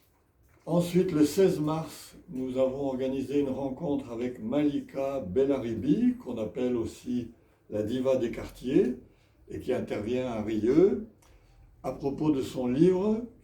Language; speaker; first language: French; native; French